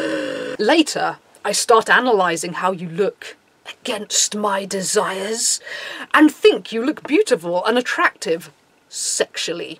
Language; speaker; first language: English; native; English